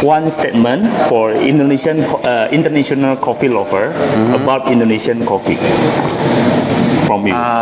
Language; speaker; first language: English; non-native, learner; Indonesian